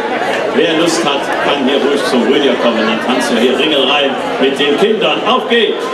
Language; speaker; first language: German; native; German